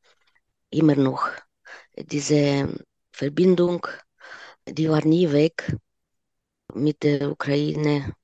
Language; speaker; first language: German; non-native, fluent; Ukrainian